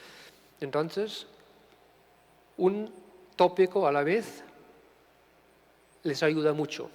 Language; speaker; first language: Spanish; non-native, fluent; German